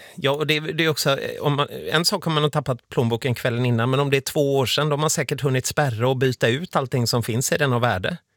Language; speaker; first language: Swedish; native; Swedish